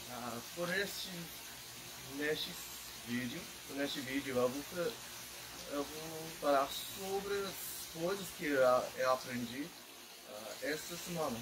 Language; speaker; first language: Portuguese; non-native, learner; English